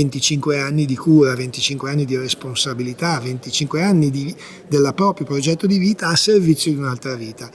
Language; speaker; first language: Italian; native; Italian